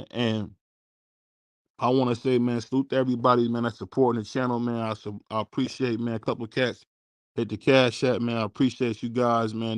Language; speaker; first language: English; native; English